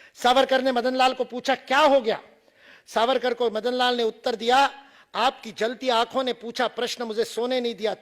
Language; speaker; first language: Hindi; non-native, local second language; Marathi